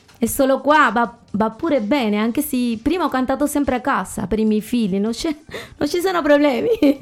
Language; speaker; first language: Italian; non-native, fluent; Spanish